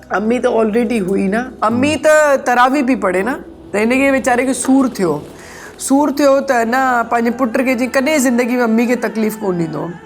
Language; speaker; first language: Sindhi; non-native, local second language; Urdu